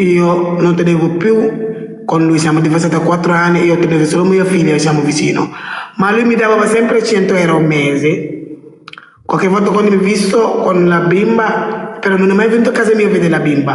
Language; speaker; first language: Italian; non-native, learner; Wolof